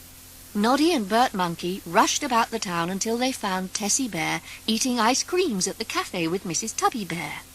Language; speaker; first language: English; native; English